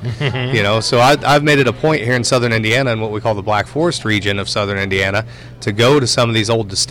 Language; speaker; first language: English; native; English